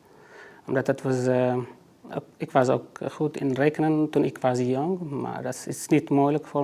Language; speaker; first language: Dutch; non-native, learner; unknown